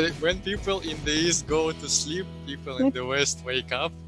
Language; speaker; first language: English; non-native, fluent; Russian